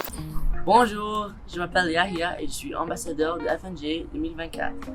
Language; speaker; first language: French; non-native, local second language; English